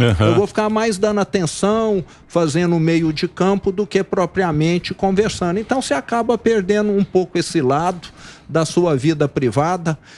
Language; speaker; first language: Portuguese; native; Portuguese